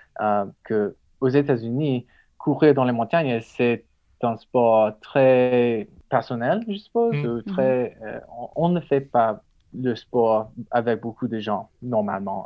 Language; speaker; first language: French; non-native, learner; English